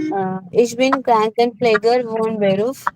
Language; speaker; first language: German; non-native, learner; Malayalam